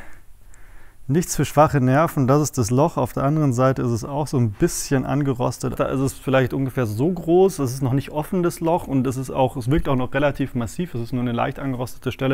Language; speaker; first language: German; native; German